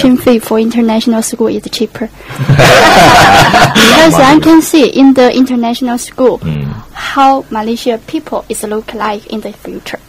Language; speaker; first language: English; non-native, local second language; Chinese